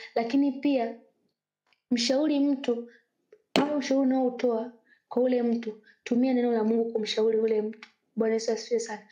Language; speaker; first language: Swahili; native; Swahili